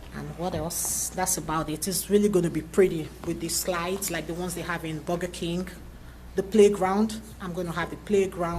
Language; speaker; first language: English; native; English